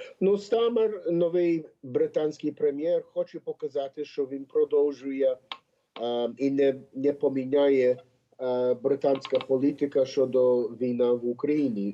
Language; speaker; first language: Ukrainian; early bilingual, heritage; Ukrainian